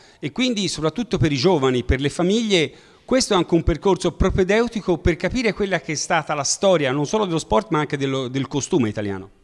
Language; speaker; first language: Italian; native; Italian